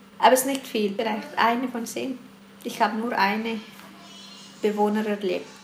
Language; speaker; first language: German; non-native, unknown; Tigrinya